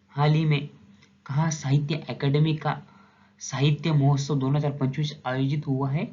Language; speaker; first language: Hindi; non-native, local second language; Marathi